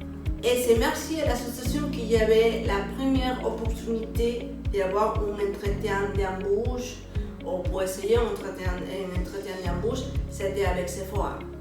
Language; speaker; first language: French; non-native, learner; Spanish